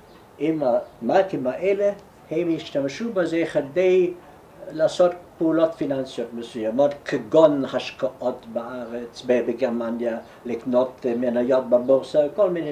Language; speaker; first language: Hebrew; non-native, fluent; German